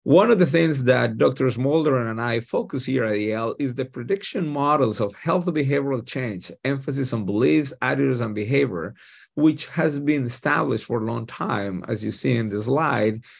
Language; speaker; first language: English; non-native, fluent; Spanish